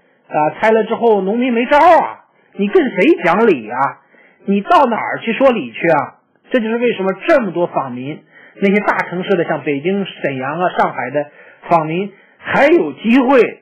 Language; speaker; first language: Chinese; native; Chinese